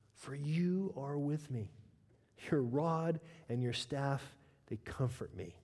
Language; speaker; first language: English; native; English